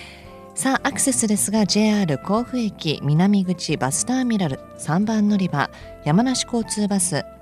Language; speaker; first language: Japanese; native; Japanese